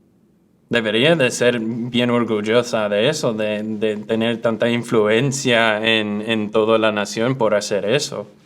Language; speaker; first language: Spanish; early bilingual, other home language; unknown